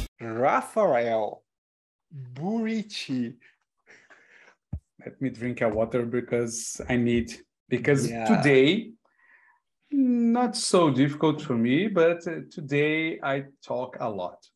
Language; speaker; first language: English; non-native, learner; Portuguese